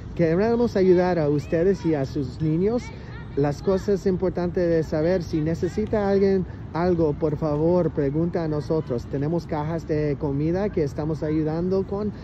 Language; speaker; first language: Spanish; non-native, learner; English